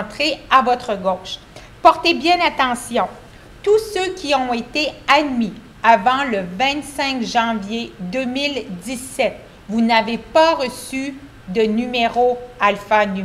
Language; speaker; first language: French; native; French